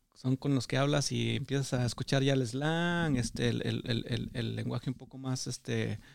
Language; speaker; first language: Spanish; native; Spanish